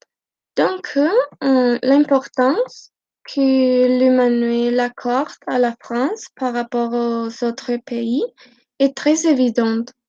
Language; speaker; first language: French; non-native, learner; Spanish